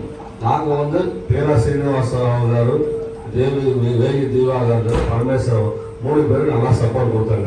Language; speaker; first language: Tamil; native; Tamil